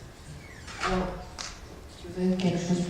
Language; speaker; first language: French; non-native, fluent; Portuguese